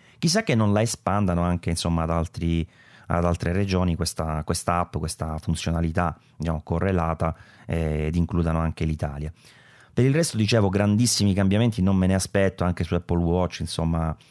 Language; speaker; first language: Italian; native; Italian